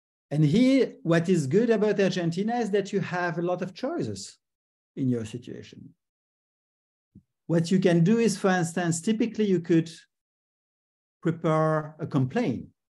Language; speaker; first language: English; non-native, fluent; French